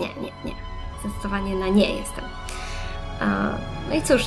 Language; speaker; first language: Polish; native; Polish